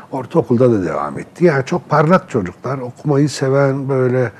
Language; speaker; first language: Turkish; non-native, local second language; Arabic